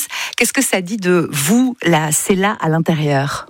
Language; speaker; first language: French; native; French